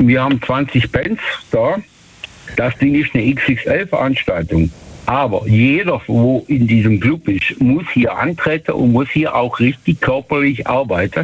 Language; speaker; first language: German; native; German